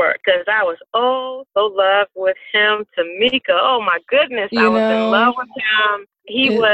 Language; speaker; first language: English; native; English